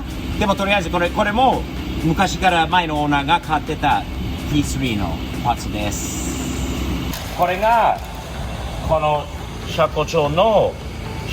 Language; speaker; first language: Japanese; non-native, fluent; English